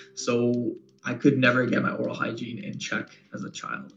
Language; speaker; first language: English; native; English